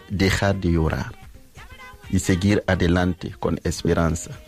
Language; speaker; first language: Spanish; non-native, fluent; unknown